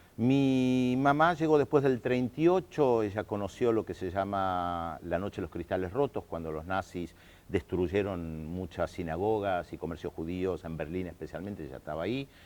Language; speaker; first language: Spanish; early bilingual, other home language; German